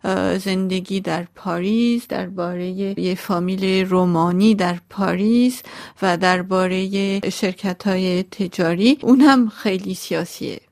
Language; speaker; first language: Persian; non-native, local second language; Armenian